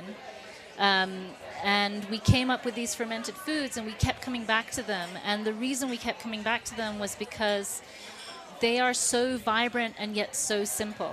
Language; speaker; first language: English; non-native, local second language; Cantonese